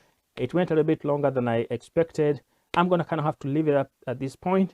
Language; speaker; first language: English; non-native, local second language; Kikuyu